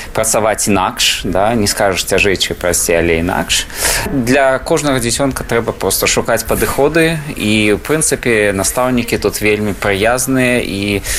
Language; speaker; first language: Belarusian; native; Belarusian